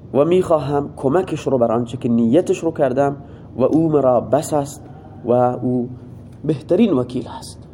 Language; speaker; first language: Persian; non-native, local second language; Baluchi